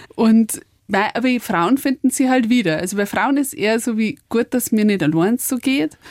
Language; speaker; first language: German; native; German